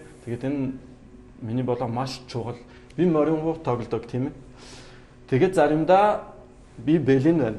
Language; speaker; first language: Mongolian; non-native, learner; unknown